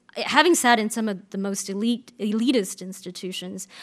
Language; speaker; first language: English; native; English